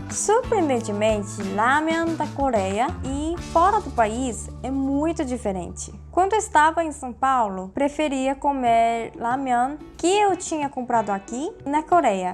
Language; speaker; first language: Portuguese; non-native, fluent; Korean